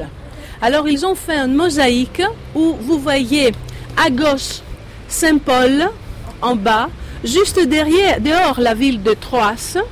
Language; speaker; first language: French; non-native, fluent; Greek